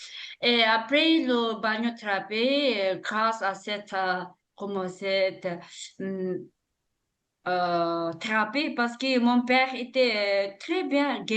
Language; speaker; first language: French; non-native, learner; Tibetan